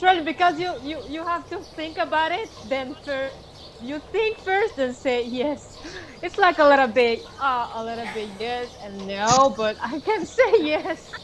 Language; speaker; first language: English; non-native, fluent; Malagasy